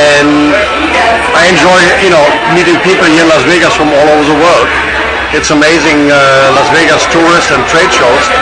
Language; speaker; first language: English; non-native, fluent; German